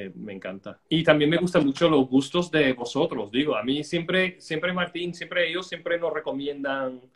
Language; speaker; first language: Spanish; non-native, fluent; English